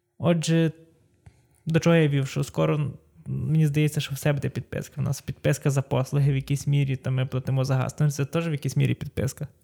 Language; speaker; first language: Ukrainian; native; Ukrainian